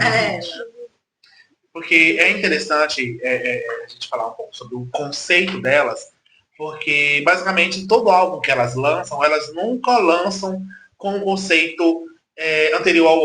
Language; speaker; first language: Portuguese; native; Portuguese